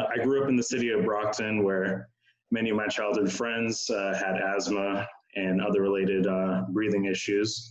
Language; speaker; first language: English; native; English